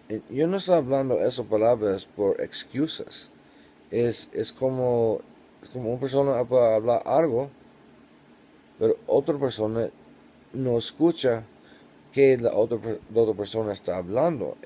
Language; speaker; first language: Spanish; non-native, learner; English